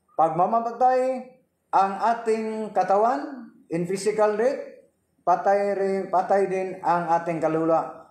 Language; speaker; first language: Filipino; non-native, local second language; Cebuano